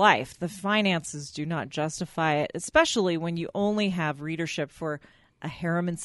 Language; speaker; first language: English; native; English